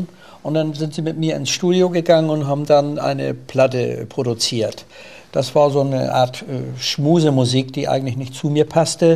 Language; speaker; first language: German; native; German